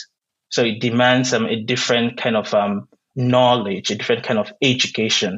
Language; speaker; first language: English; non-native, local second language; Igbo